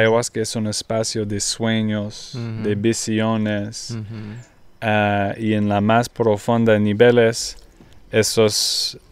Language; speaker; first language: Spanish; non-native, learner; English